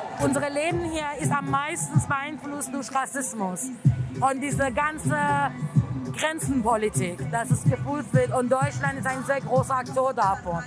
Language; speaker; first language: German; non-native, fluent; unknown